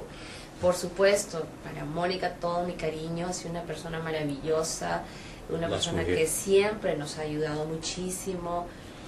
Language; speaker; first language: Spanish; native; Spanish